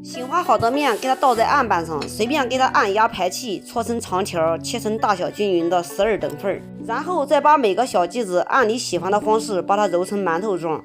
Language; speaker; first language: Chinese; native; Chinese